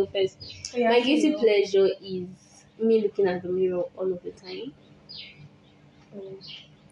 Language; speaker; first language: English; non-native, local second language; Yoruba